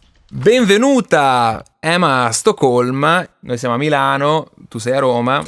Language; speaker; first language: Italian; native; Italian